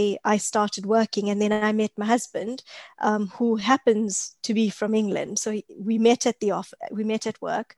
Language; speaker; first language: English; native; English